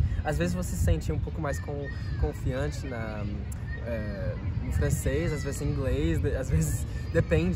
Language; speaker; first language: Portuguese; non-native, fluent; French